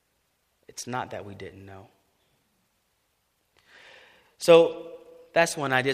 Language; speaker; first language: English; native; English